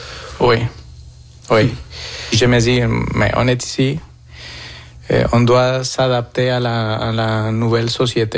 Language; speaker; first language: French; non-native, fluent; Spanish